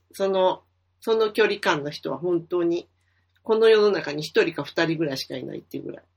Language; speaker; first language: Japanese; native; Japanese